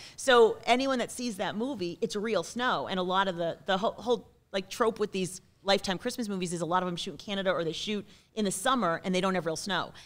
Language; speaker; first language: English; native; English